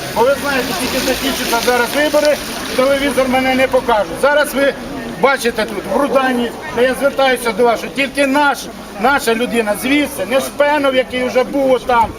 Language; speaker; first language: Ukrainian; native; Ukrainian